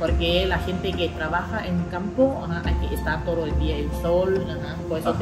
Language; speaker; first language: Spanish; non-native, learner; Thai